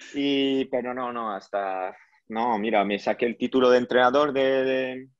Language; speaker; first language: Spanish; early bilingual, heritage; French